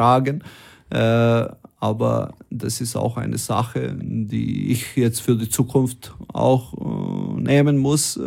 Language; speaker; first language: German; non-native, fluent; Croatian